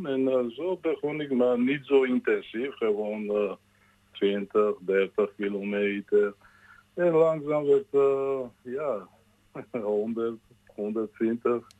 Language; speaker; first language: Dutch; non-native, learner; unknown